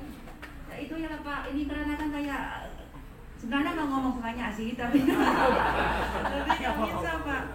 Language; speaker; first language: Indonesian; non-native, fluent; Vietnamese